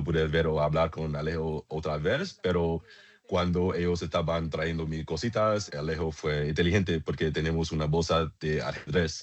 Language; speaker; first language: Spanish; non-native, learner; English